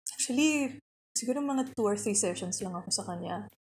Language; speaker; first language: Filipino; native; Filipino